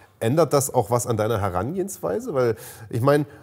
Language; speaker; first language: German; native; German